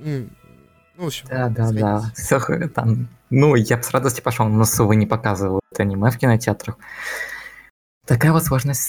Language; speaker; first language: Russian; native; Russian